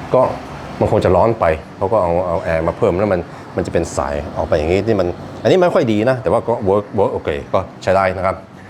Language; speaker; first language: Thai; non-native, fluent; Norwegian